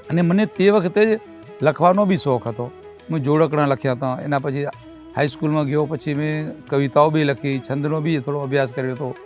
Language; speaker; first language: Gujarati; non-native, local second language; Kachhi